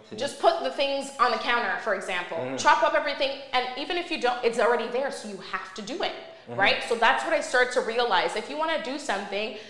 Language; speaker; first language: English; native; English